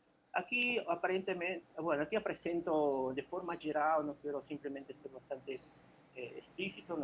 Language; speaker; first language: Portuguese; non-native, fluent; Spanish